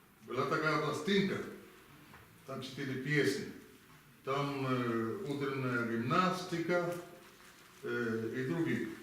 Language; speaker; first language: Russian; non-native, fluent; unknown